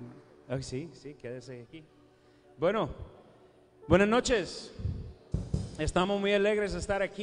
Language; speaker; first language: Spanish; non-native, fluent; English